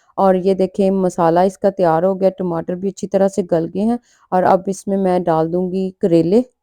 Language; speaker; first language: Urdu; non-native, local second language; Punjabi